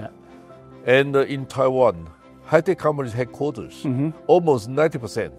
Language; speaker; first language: English; non-native, fluent; Chinese